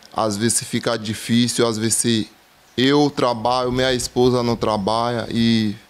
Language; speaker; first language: Portuguese; non-native, fluent; Haitian Creole